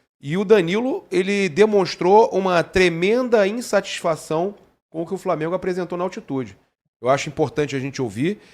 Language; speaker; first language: Portuguese; native; Portuguese